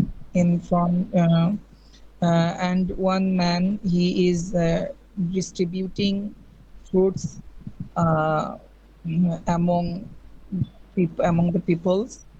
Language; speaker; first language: English; non-native, learner; Bangla